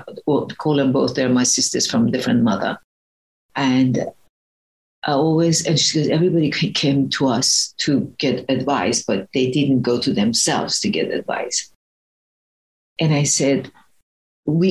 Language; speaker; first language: English; non-native, fluent; Persian